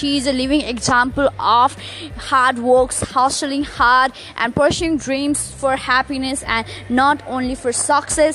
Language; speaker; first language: English; non-native, local second language; Nepali